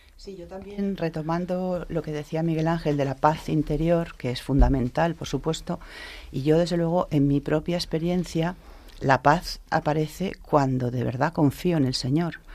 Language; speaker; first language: Spanish; native; Spanish